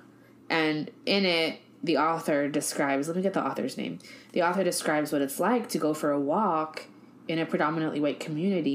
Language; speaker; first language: English; native; English